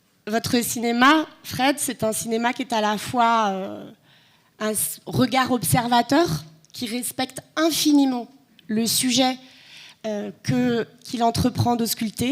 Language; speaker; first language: French; native; French